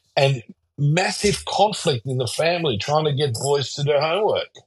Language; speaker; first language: English; early bilingual, other home language; German